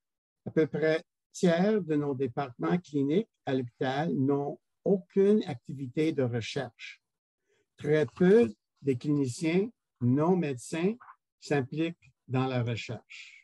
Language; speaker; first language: French; non-native, local second language; English